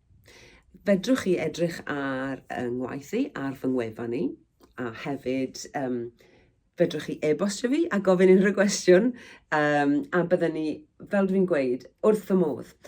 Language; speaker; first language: Welsh; native; Welsh